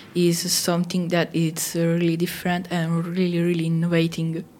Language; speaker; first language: English; non-native, learner; Italian